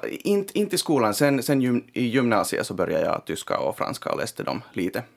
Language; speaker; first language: Swedish; non-native, local second language; Finnish